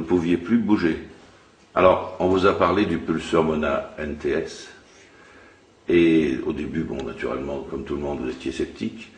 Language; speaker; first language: French; native; French